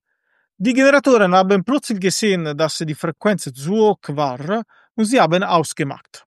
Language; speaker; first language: German; non-native, fluent; Italian